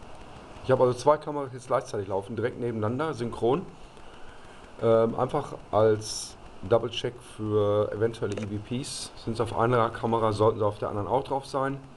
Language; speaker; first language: German; native; German